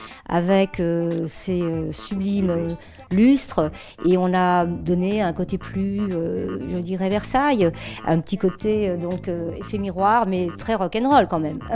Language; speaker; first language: French; native; French